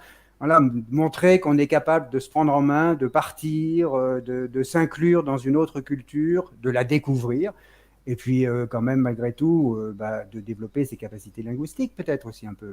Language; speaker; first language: French; native; French